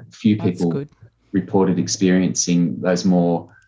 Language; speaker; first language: English; native; English